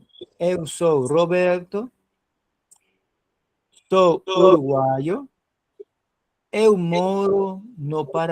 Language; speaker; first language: Portuguese; non-native, learner; Spanish